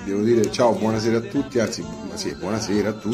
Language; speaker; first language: Italian; native; Italian